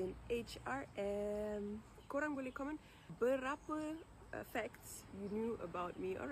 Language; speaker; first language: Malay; non-native, learner; German